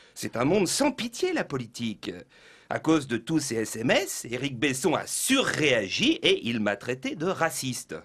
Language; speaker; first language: French; native; French